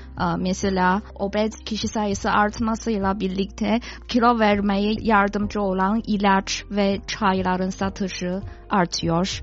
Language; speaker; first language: Turkish; non-native, fluent; Chinese